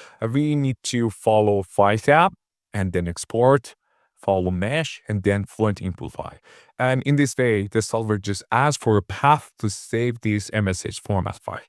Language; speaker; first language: English; non-native, fluent; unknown